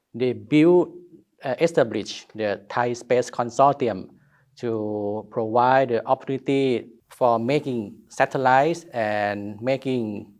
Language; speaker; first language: English; non-native, learner; Thai